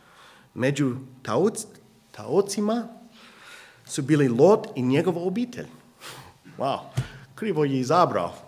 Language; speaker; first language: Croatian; non-native, fluent; English